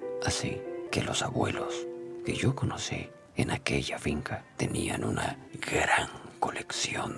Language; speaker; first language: Spanish; native; Spanish